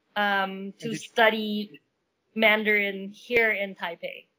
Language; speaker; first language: English; non-native, local second language; Min Nan Chinese